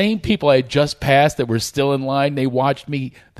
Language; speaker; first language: English; native; English